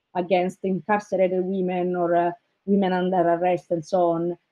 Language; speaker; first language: English; non-native, fluent; Italian